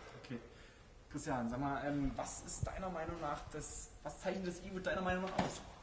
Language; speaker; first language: German; native; German